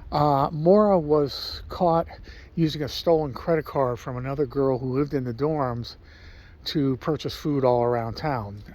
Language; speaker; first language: English; native; English